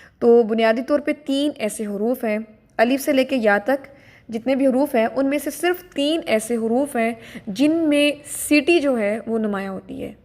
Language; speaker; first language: Urdu; native; Urdu